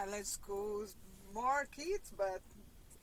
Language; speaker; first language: English; non-native, learner; Portuguese